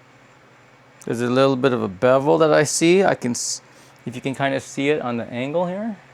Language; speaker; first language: English; native; English